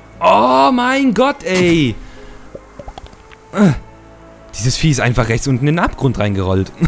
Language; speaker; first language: German; native; German